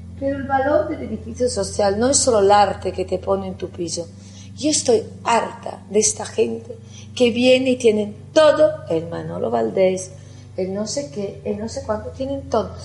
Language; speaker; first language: Spanish; non-native, fluent; Italian